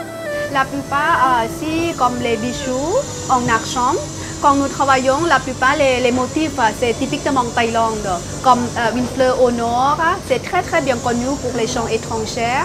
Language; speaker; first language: French; non-native, learner; Thai